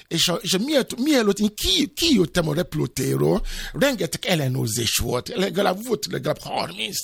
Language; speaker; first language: Hungarian; non-native, fluent; Yoruba